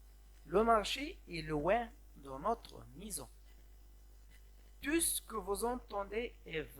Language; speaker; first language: French; non-native, local second language; Arabic